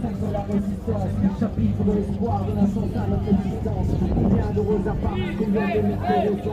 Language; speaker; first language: French; native; French